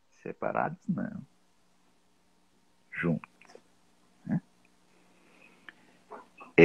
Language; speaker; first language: Portuguese; non-native, fluent; English